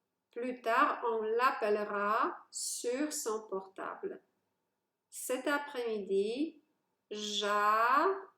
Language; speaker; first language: French; non-native, fluent; Polish